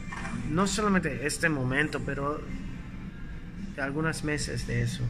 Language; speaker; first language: Spanish; early bilingual, heritage; English